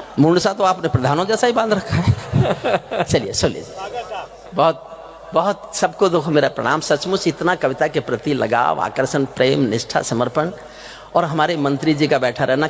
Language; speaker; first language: Hindi; native; Hindi